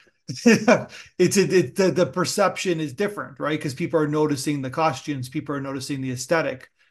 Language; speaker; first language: English; early bilingual, other home language; Italian